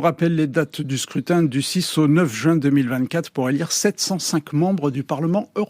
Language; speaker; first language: French; native; French